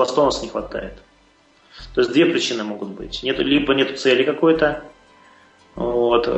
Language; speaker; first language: Russian; native; Russian